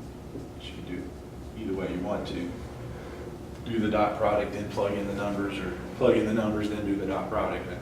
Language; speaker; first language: English; native; English